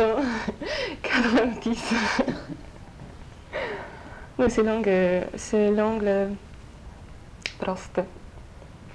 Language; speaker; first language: French; non-native, fluent; Polish